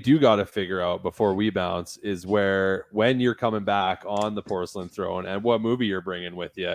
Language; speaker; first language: English; native; English